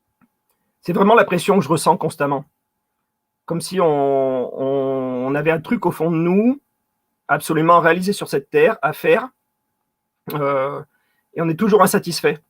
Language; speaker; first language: French; native; French